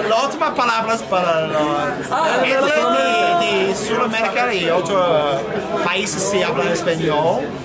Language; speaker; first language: Spanish; non-native, learner; English